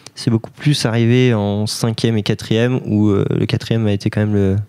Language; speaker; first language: French; native; French